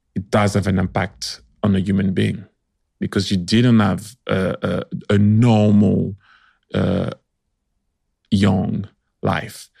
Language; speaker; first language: English; early bilingual, other home language; French